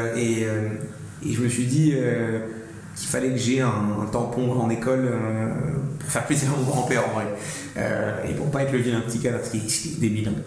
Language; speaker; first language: French; native; French